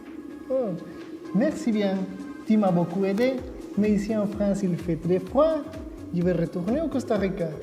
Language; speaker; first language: French; non-native, fluent; Spanish